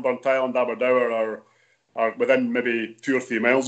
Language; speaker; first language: English; native; English